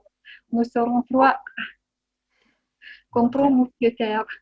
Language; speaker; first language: French; non-native, fluent; Lithuanian